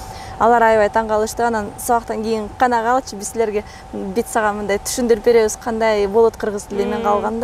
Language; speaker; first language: Kyrgyz; early bilingual, other home language; Russian